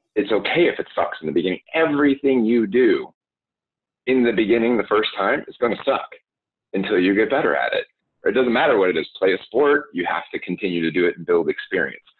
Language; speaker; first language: English; native; English